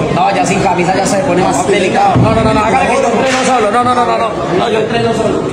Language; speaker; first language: Spanish; native; Spanish